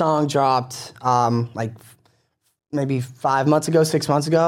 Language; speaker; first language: English; native; English